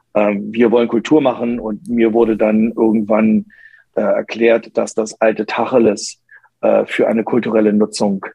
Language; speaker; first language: German; non-native, local second language; English